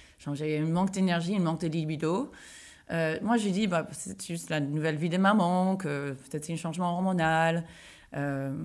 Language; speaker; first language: French; non-native, fluent; English